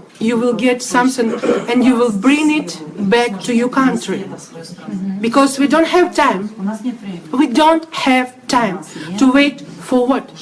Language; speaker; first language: English; non-native, learner; Russian